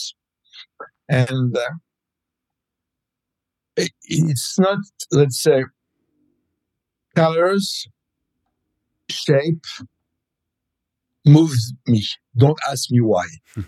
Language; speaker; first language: English; non-native, fluent; French